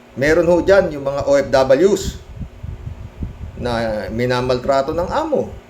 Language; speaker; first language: Filipino; native; Filipino